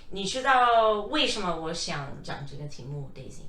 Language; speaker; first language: Chinese; non-native, fluent; English